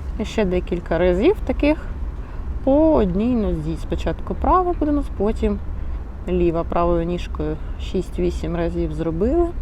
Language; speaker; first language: Ukrainian; non-native, local second language; Russian